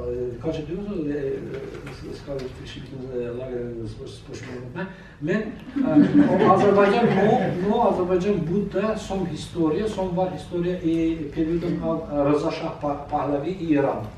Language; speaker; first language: Norwegian; non-native, learner; Azerbaijani